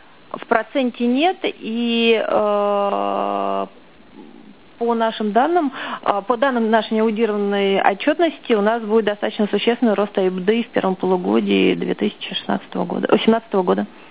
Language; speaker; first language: Russian; native; Russian